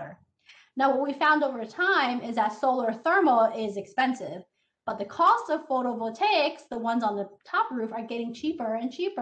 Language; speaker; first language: English; native; English